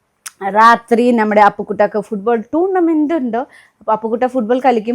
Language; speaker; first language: Malayalam; non-native, fluent; Nepali